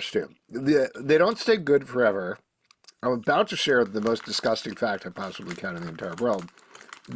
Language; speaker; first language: English; native; English